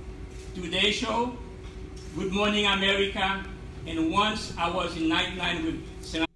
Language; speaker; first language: English; non-native, fluent; Haitian Creole